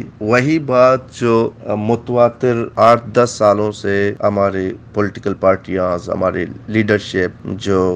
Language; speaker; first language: Urdu; non-native, local second language; Baluchi